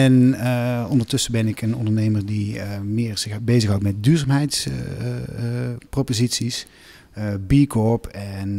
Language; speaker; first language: Dutch; native; Dutch